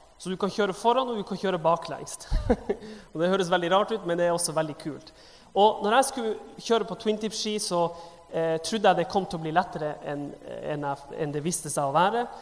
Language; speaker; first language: Norwegian; native; Norwegian